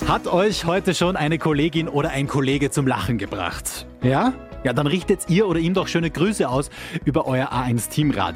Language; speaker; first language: German; native; German